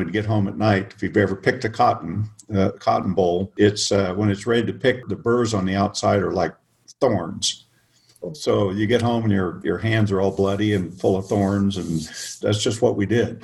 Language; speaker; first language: English; native; English